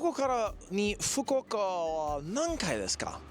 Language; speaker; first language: Japanese; non-native, learner; English